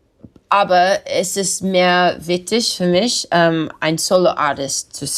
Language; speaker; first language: German; non-native, learner; English